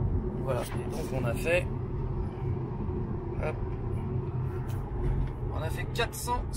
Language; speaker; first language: French; native; French